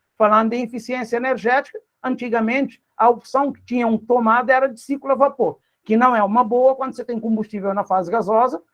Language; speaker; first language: Portuguese; non-native, local second language; Kabuverdianu